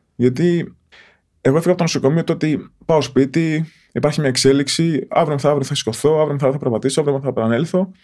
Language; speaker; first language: Greek; native; Greek